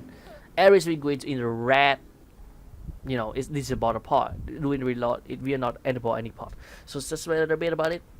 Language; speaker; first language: English; non-native, fluent; Khmer